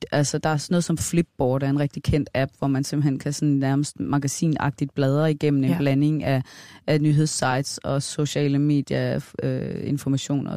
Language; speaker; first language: Danish; native; Danish